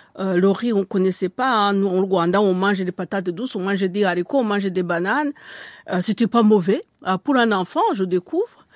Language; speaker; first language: French; non-native, local second language; Kinyarwanda